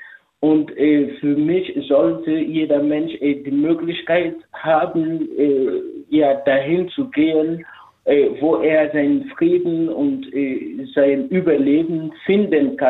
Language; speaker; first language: German; non-native, fluent; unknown